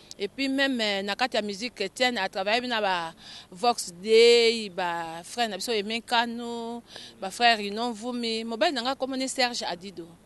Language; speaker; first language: French; non-native, local second language; Lingala